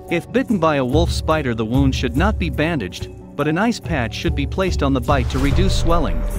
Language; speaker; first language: English; native; English